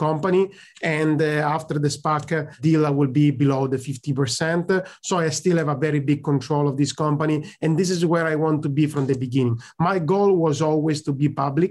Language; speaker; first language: English; non-native, fluent; Italian